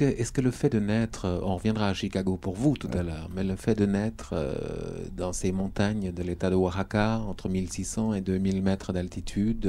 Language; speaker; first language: French; native; French